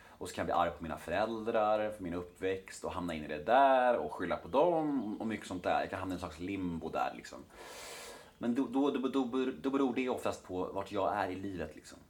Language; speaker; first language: Swedish; native; Swedish